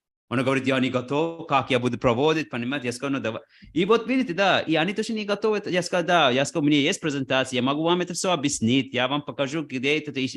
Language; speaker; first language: Russian; non-native, fluent; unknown